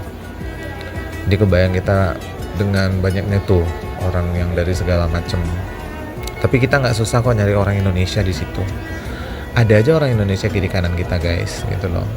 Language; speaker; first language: Indonesian; native; Indonesian